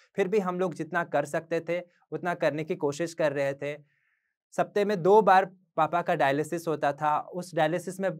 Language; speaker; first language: Hindi; native; Hindi